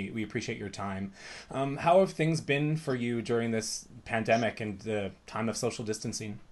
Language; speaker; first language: English; native; English